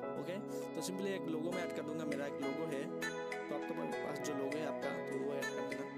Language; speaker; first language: Hindi; non-native, local second language; Bangla